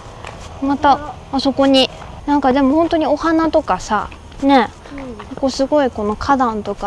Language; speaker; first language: Japanese; native; Japanese